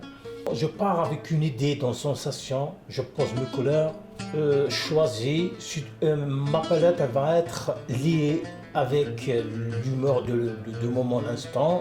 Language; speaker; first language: French; non-native, local second language; Kabyle